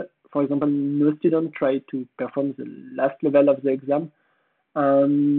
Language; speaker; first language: English; non-native, fluent; French